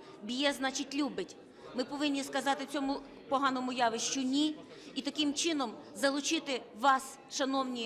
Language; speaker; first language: Ukrainian; native; Ukrainian